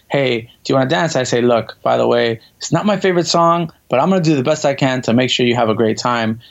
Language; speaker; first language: English; native; English